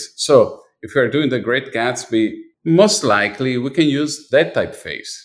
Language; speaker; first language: English; non-native, fluent; Italian